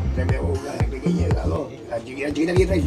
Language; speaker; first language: Spanish; native; Spanish